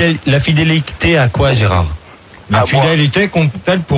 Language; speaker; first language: French; native; French